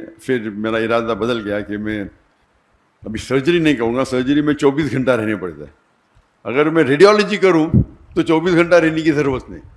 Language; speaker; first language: Urdu; non-native, local second language; Konkani